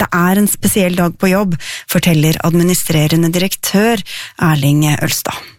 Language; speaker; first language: Norwegian; native; Norwegian